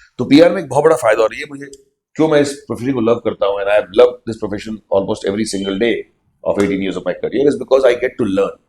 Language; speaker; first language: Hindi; non-native, local second language; Punjabi